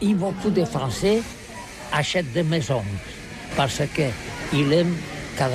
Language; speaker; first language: French; non-native, learner; Catalan